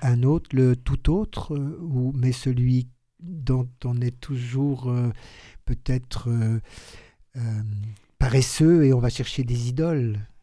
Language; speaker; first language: French; native; French